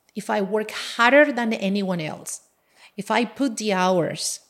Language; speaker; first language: English; non-native, fluent; Spanish